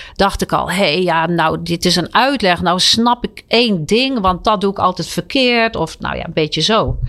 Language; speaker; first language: Dutch; native; Dutch